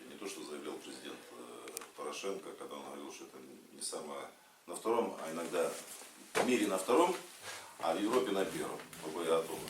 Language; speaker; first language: Russian; native; Russian